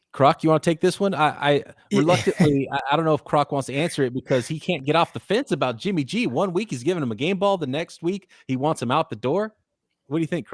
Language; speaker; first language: English; native; English